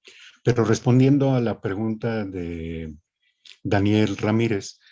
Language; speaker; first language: Spanish; native; Spanish